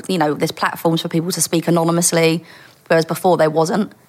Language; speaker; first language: English; native; English